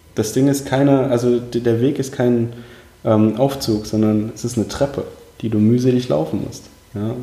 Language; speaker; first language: German; early bilingual, other home language; Russian